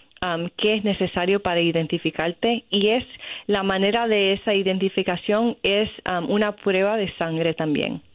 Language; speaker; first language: Spanish; early bilingual, other home language; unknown